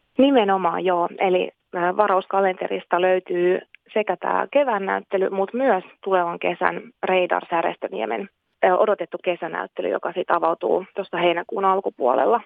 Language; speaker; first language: Finnish; native; Finnish